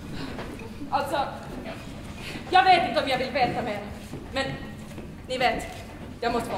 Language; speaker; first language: Swedish; native; Swedish